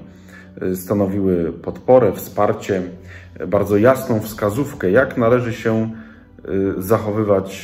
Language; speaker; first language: Polish; native; Polish